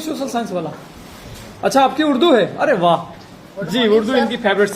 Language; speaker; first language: Hindi; native; Hindi